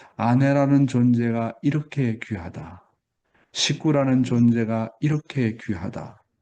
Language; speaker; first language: Korean; native; Korean